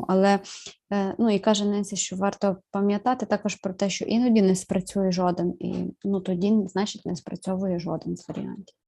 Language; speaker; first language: Ukrainian; native; Ukrainian